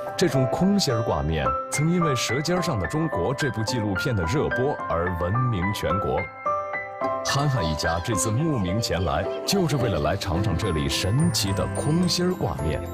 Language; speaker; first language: Chinese; native; Chinese